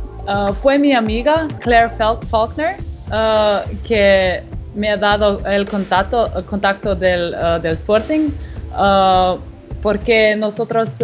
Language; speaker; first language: Spanish; non-native, learner; Slovenian